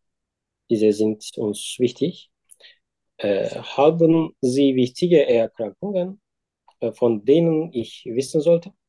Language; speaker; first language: German; non-native, learner; Turkish